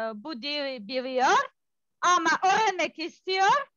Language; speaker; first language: Turkish; non-native, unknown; Serbian